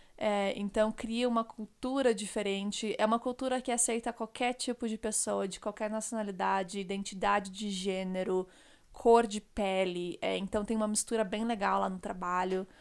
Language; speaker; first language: Portuguese; native; Portuguese